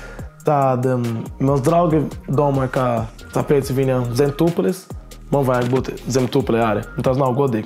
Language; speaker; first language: Latvian; non-native, learner; Portuguese